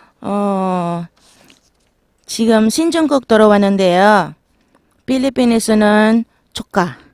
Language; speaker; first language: Korean; non-native, learner; Filipino